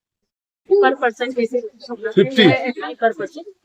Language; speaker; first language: Hindi; non-native, local second language; Balti